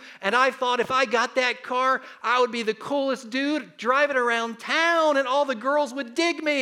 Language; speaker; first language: English; native; English